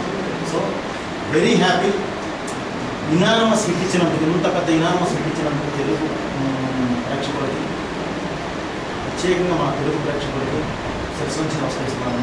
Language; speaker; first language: Telugu; native; Telugu